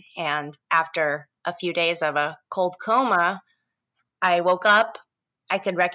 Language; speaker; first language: English; native; English